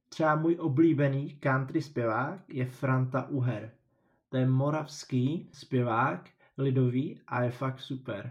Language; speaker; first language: Czech; non-native, fluent; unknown